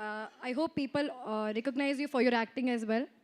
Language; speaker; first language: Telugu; non-native, fluent; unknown